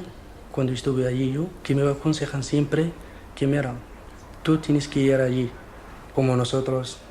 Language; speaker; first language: Spanish; non-native, fluent; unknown